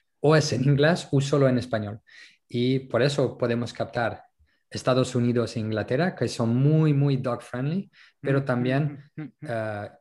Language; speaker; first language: Spanish; non-native, local second language; French